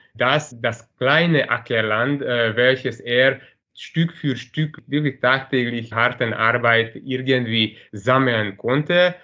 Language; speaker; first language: German; non-native, fluent; Hungarian